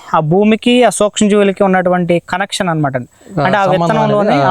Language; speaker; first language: Telugu; native; Telugu